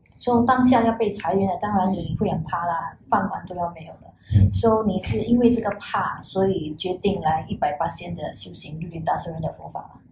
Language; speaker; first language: Chinese; native; Chinese